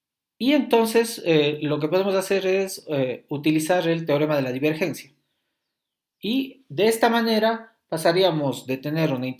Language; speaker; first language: Spanish; native; Spanish